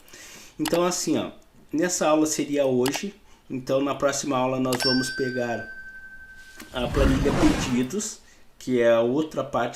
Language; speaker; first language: Portuguese; native; Portuguese